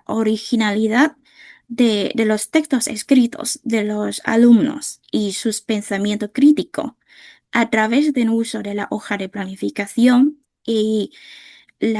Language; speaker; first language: Spanish; non-native, fluent; Vietnamese